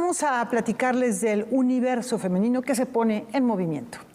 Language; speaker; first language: Spanish; native; Spanish